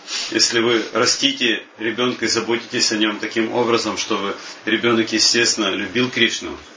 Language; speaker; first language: Russian; native; Russian